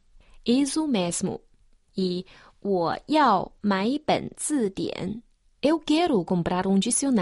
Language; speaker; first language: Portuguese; non-native, fluent; Chinese